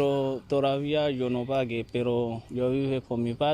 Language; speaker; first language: Spanish; non-native, learner; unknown